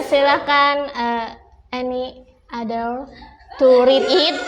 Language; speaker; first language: English; non-native, learner; Indonesian